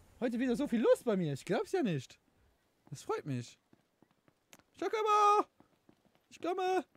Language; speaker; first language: German; non-native, local second language; Luxembourgish